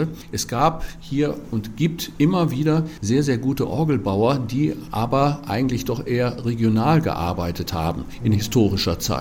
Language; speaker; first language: German; native; German